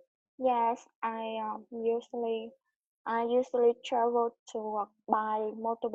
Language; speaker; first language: English; non-native, learner; Vietnamese